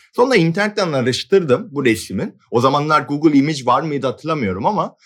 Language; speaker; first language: Turkish; non-native, fluent; Korean